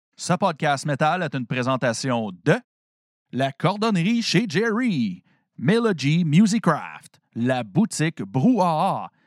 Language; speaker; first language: French; native; French